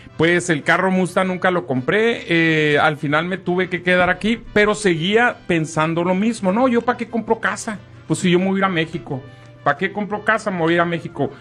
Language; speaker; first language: Spanish; native; Spanish